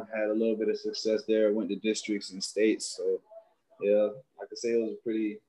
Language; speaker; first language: English; native; English